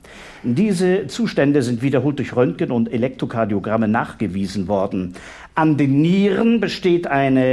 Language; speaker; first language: German; native; German